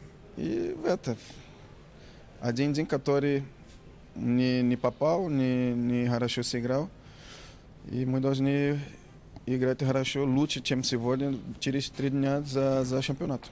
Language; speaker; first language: Russian; non-native, fluent; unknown